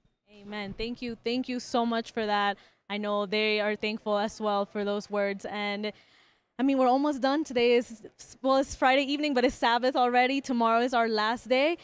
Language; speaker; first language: English; early bilingual, other home language; Spanish